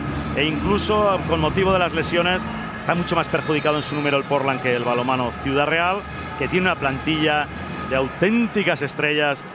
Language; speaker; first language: Spanish; native; Spanish